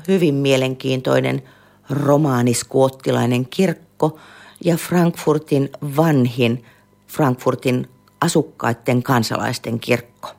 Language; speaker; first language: Finnish; native; Finnish